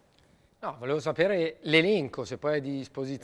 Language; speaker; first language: Italian; native; Italian